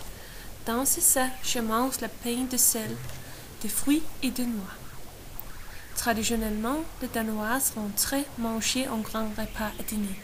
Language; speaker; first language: French; non-native, learner; Danish